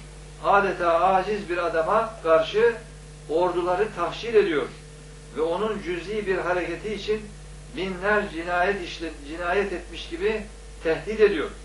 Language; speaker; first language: Turkish; native; Turkish